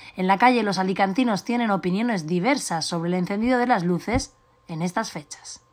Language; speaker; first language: Spanish; native; Spanish